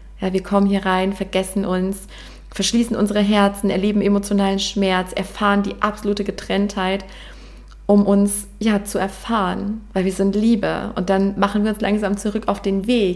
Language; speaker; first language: German; native; German